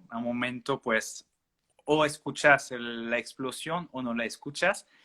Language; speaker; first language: Spanish; non-native, fluent; French